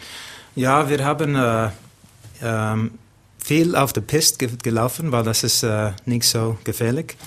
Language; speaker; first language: German; non-native, learner; English